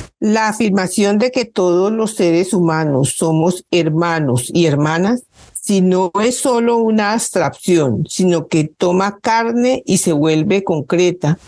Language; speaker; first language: Spanish; native; Spanish